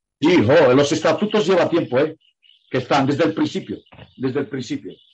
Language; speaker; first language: Spanish; non-native, fluent; Romanian